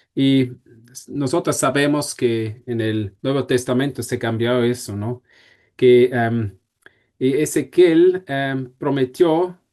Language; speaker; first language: Spanish; non-native, fluent; German